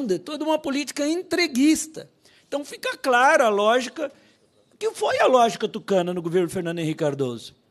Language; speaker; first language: Portuguese; native; Portuguese